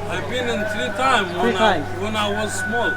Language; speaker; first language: English; non-native, learner; Arabic